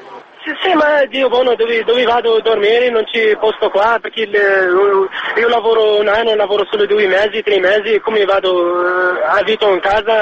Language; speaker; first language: Italian; non-native, learner; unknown